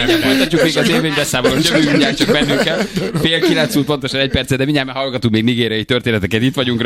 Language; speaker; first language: Hungarian; native; Hungarian